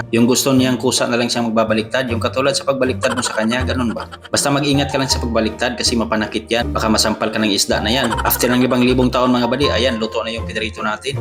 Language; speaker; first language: Filipino; non-native, local second language; Cebuano